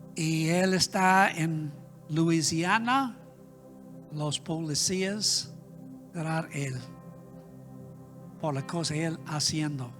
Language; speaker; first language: Spanish; non-native, learner; English